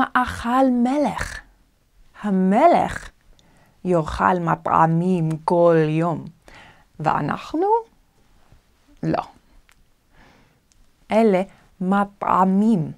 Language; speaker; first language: Hebrew; non-native, fluent; Korean